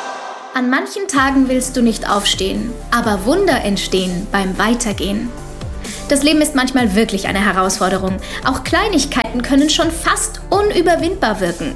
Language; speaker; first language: German; native; German